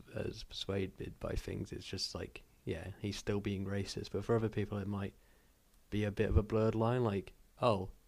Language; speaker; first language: English; native; English